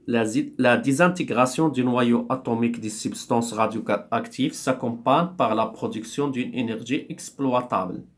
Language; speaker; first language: French; non-native, local second language; Arabic